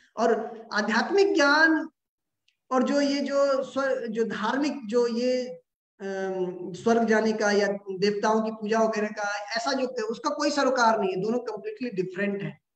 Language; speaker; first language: Hindi; native; Hindi